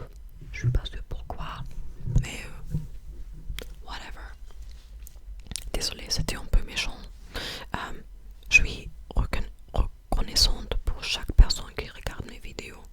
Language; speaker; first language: French; non-native, fluent; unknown